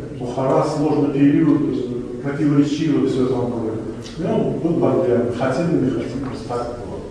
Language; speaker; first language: Russian; non-native, local second language; Tajik